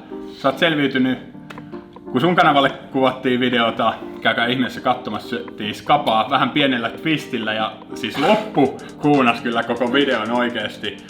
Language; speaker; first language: Finnish; native; Finnish